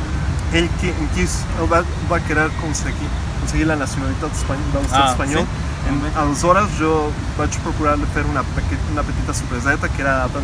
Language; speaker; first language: Portuguese; non-native, learner; Spanish